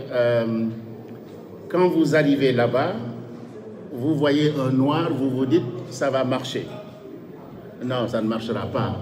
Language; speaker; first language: French; non-native, local second language; Wolof